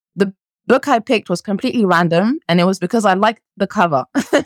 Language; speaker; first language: English; early bilingual, other home language; French